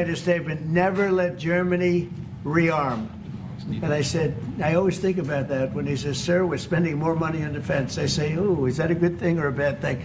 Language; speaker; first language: English; native; English